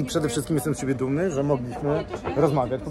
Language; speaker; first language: Polish; native; Polish